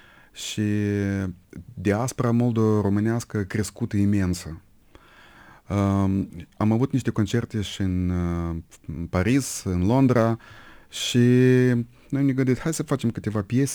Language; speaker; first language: Romanian; non-native, local second language; Russian